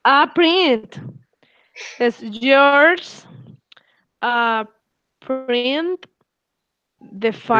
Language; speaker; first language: English; non-native, learner; Spanish